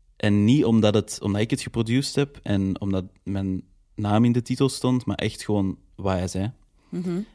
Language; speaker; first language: Dutch; native; Dutch